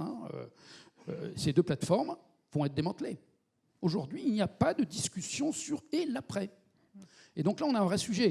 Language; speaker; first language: French; native; French